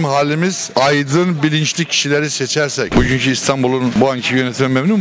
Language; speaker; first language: Turkish; native; Turkish